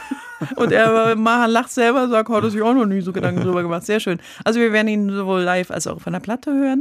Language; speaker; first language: German; native; German